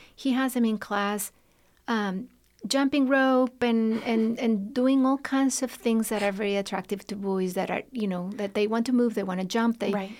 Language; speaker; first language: English; non-native, fluent; Spanish